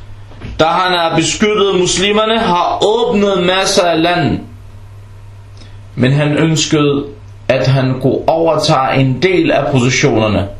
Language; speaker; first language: Danish; non-native, fluent; Arabic